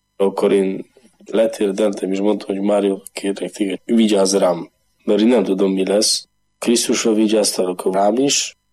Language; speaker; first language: Hungarian; non-native, learner; Polish